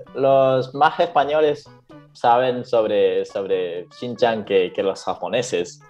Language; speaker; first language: Spanish; non-native, fluent; Japanese